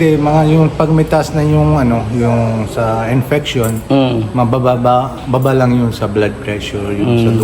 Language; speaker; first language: Filipino; non-native, learner; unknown